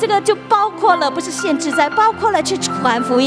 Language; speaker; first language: Chinese; native; Chinese